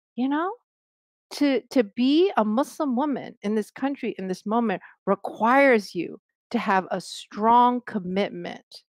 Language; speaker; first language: English; native; English